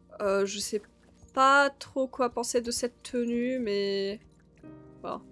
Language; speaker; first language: French; native; French